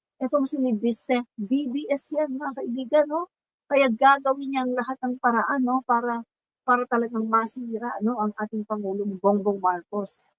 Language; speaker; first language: Filipino; non-native, local second language; Cebuano